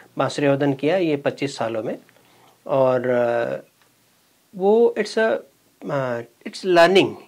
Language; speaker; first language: Hindi; non-native, local second language; Marathi